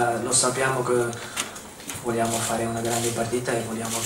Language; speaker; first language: Italian; non-native, fluent; Dutch